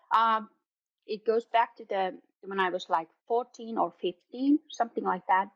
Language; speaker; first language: English; non-native, fluent; Finnish